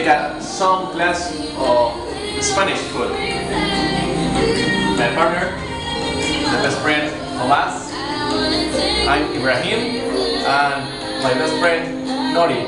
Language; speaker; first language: English; non-native, learner; Spanish